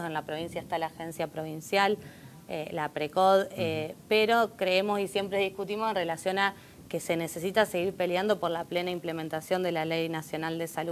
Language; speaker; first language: Spanish; native; Spanish